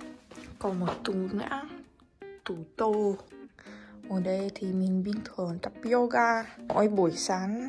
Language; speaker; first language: Vietnamese; non-native, fluent; Russian